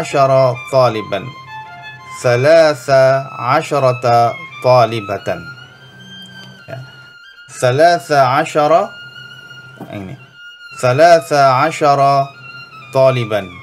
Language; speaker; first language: Arabic; non-native, fluent; Indonesian